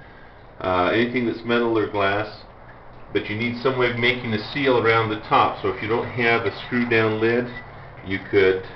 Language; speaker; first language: English; native; English